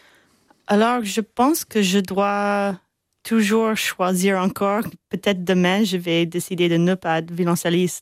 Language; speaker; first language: French; non-native, fluent; English